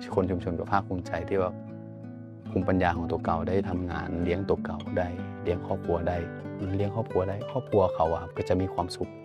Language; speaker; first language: Thai; native; Thai